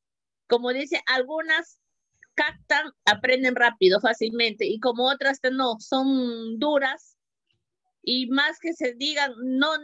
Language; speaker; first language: Spanish; native; Spanish